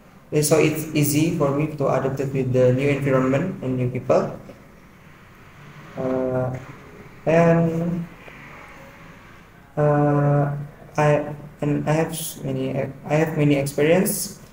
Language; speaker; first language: English; non-native, learner; Indonesian